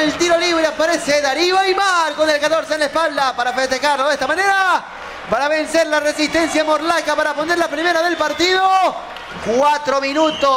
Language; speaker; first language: Spanish; native; Spanish